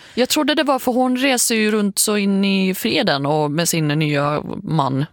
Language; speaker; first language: Swedish; native; Swedish